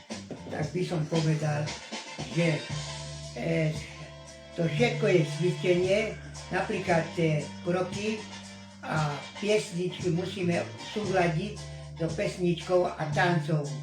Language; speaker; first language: Slovak; non-native, local second language; Romany